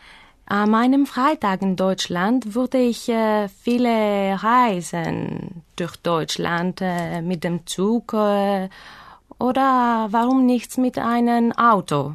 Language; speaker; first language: German; non-native, learner; Greek